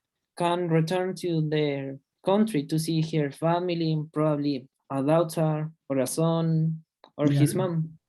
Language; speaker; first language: English; non-native, learner; Spanish